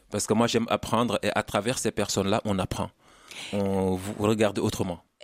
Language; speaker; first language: French; non-native, local second language; Wolof